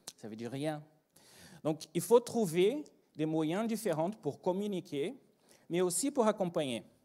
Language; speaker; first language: French; non-native, fluent; Portuguese